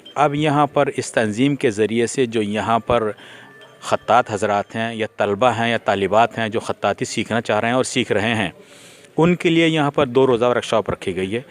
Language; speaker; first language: Urdu; native; Urdu